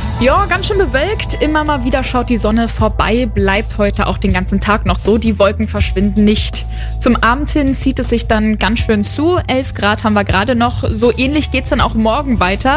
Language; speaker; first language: German; native; German